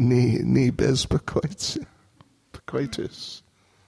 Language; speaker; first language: Russian; non-native, learner; English